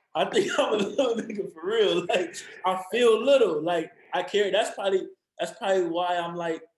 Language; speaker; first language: English; native; English